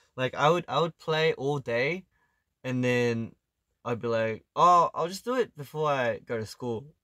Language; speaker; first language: English; early bilingual, other home language; Korean